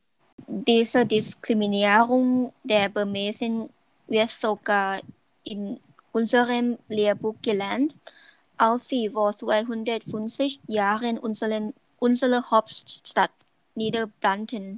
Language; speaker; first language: German; non-native, learner; Thai